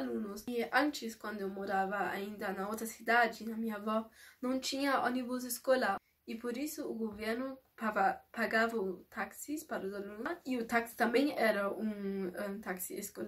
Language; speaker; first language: Portuguese; early bilingual, heritage; Portuguese